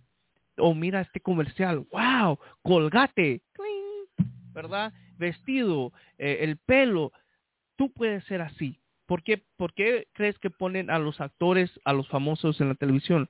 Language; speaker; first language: Spanish; early bilingual, heritage; Spanish